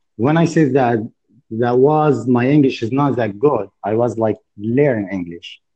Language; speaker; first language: English; non-native, learner; Arabic